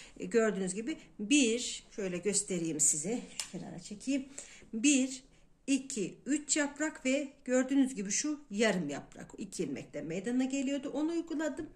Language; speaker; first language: Turkish; native; Turkish